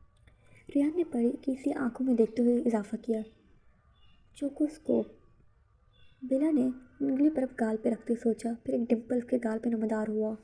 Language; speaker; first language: Urdu; native; Urdu